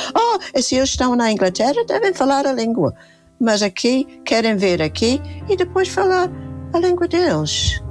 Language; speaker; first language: Portuguese; non-native, fluent; English